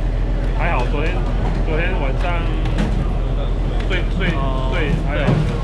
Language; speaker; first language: Chinese; native; Chinese